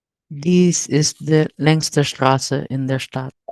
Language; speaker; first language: German; non-native, learner; Filipino